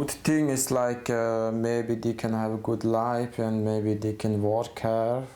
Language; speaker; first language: English; non-native, fluent; Mongolian